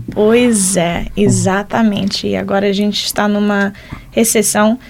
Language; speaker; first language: Portuguese; early bilingual, heritage; Portuguese